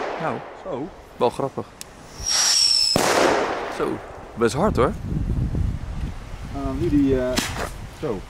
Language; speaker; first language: Dutch; native; Dutch